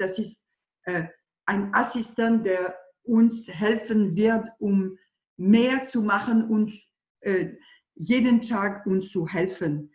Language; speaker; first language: German; non-native, fluent; French